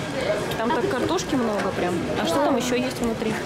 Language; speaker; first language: Russian; native; Russian